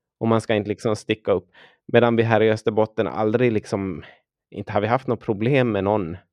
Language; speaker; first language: Swedish; native; Swedish